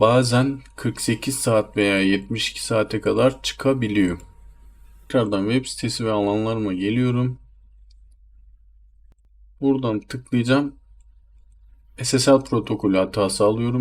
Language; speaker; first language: Turkish; native; Turkish